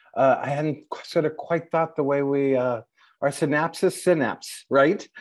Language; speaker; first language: English; native; English